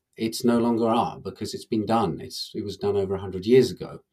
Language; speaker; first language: English; native; English